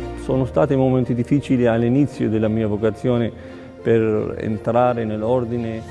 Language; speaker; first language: Italian; non-native, fluent; Arabic